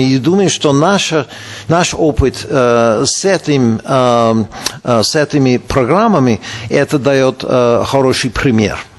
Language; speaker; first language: Russian; non-native, fluent; English